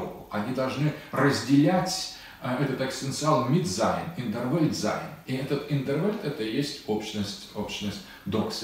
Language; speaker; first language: Russian; native; Russian